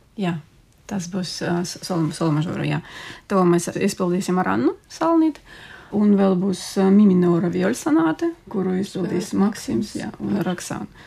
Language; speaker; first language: Latvian; non-native, local second language; Russian